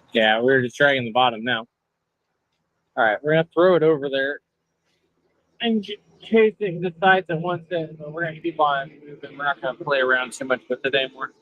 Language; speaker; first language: English; native; English